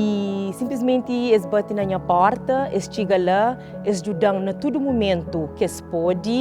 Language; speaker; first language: Portuguese; non-native, local second language; Kabuverdianu